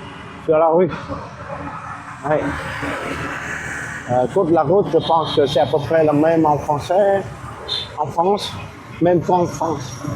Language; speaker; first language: French; non-native, fluent; Vietnamese